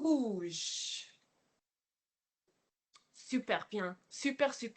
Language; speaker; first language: French; non-native, fluent; Welsh